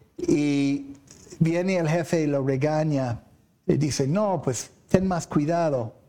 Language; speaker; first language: Spanish; non-native, fluent; English